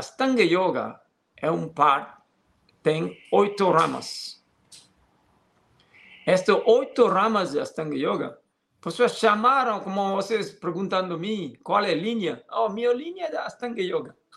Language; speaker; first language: Portuguese; non-native, fluent; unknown